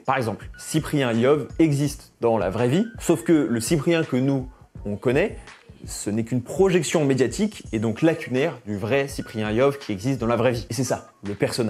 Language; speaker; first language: French; native; French